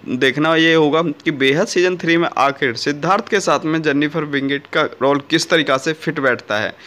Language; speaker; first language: Hindi; native; Hindi